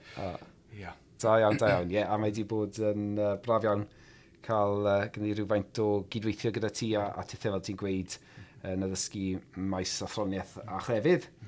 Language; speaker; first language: Welsh; native; Welsh